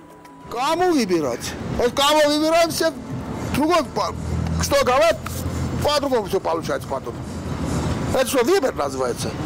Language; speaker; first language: Russian; non-native, local second language; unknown